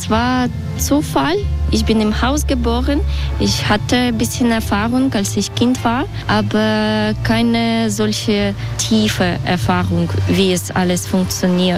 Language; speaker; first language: German; non-native, learner; Russian